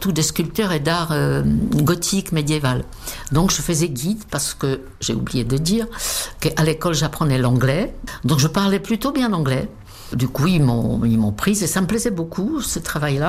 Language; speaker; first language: French; non-native, fluent; Czech